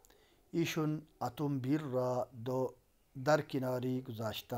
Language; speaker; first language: Persian; non-native, local second language; Urdu